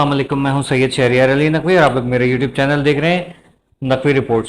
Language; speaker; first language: Urdu; native; Urdu